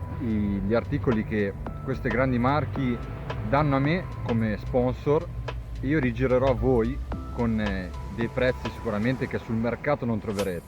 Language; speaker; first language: Italian; native; Italian